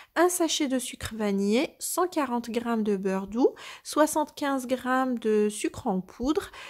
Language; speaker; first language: French; non-native, local second language; Arabic